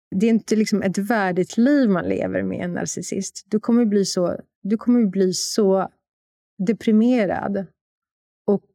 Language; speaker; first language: Swedish; non-native, fluent; Polish